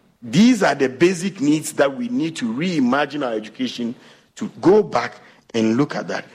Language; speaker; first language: English; non-native, local second language; Akan